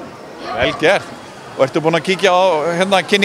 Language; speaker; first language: Icelandic; native; Icelandic